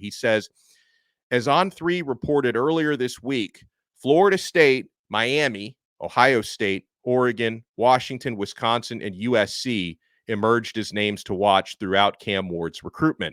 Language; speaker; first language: English; native; English